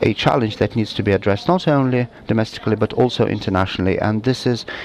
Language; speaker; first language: English; non-native, fluent; Russian